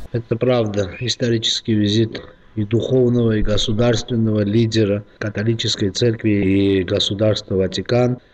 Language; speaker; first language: Russian; non-native, local second language; Georgian